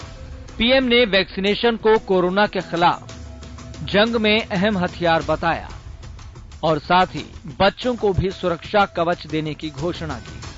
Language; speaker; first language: Hindi; native; Hindi